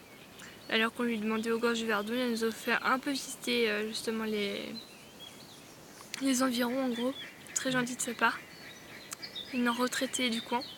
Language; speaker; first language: French; native; French